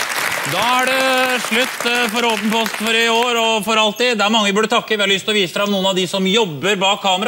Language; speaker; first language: Norwegian; native; Norwegian